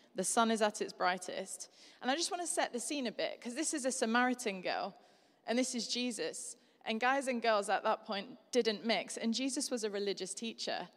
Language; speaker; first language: English; native; English